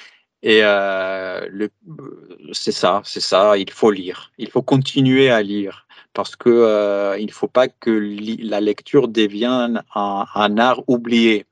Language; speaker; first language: French; non-native, fluent; Greek